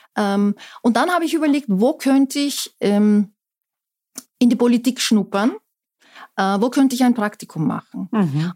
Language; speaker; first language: German; non-native, fluent; Turkish